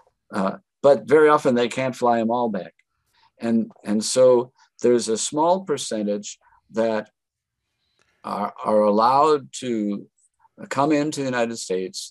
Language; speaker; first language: English; native; English